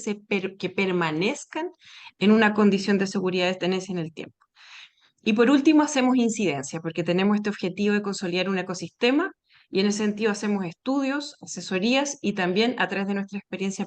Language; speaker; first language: Spanish; native; Spanish